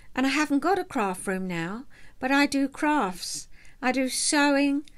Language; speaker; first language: English; native; English